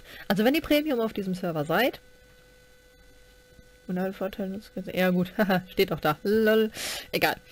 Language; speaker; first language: German; native; German